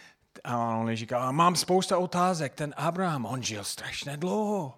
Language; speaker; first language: Czech; non-native, fluent; English